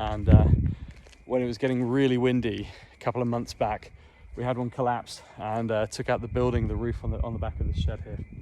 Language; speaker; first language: English; native; English